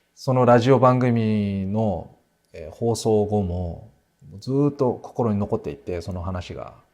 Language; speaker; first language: Japanese; non-native, fluent; Korean